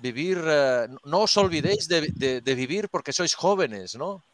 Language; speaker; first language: Spanish; native; Spanish